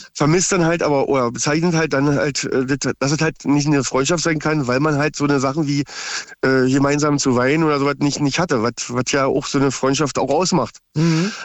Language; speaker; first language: German; native; German